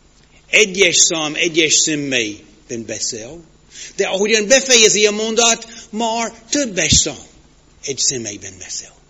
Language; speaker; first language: Hungarian; non-native, fluent; English